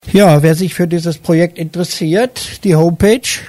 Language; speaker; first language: German; native; German